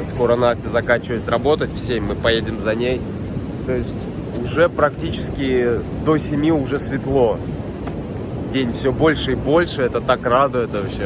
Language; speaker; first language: Russian; native; Russian